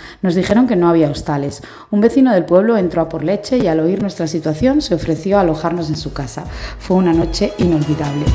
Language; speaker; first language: Spanish; native; Spanish